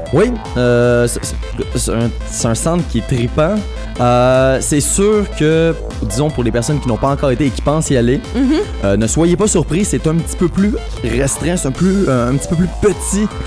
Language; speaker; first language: French; native; French